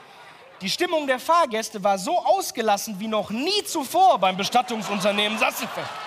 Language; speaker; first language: German; native; German